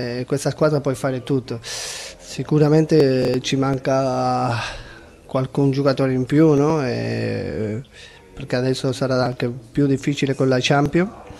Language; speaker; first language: Italian; non-native, fluent; Spanish